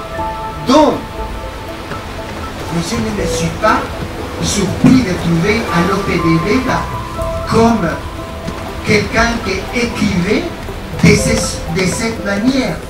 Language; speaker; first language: French; non-native, fluent; Spanish